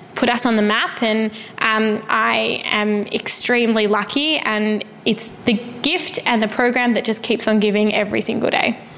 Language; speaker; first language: English; native; English